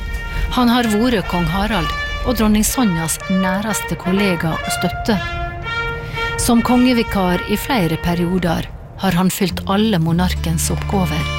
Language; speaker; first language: Norwegian; native; Norwegian